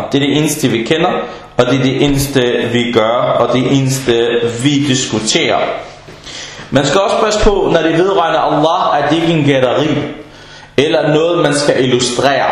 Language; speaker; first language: Danish; non-native, fluent; Arabic